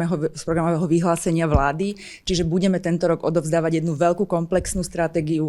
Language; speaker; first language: Slovak; native; Slovak